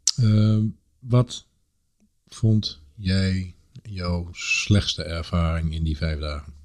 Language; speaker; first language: Dutch; native; Dutch